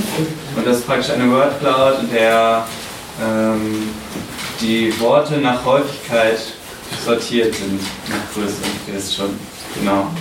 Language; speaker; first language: German; native; German